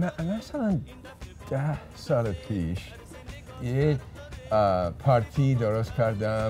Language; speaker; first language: Persian; non-native, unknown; English